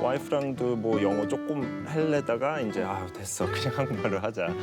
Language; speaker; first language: Korean; non-native, fluent; English